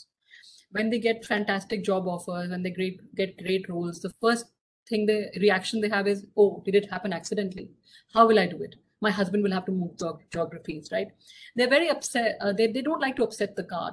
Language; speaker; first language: English; non-native, local second language; Hindi